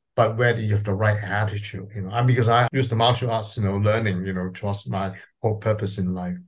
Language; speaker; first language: English; non-native, local second language; Cantonese